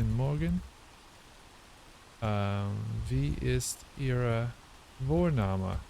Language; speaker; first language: German; non-native, learner; English